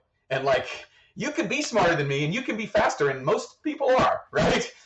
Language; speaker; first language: English; native; English